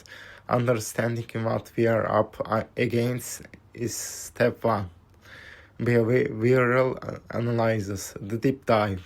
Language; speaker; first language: English; non-native, fluent; Turkish